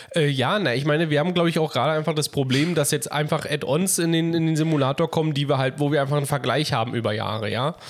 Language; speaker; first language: German; early bilingual, heritage; Polish